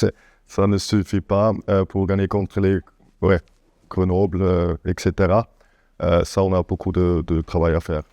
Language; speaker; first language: French; non-native, fluent; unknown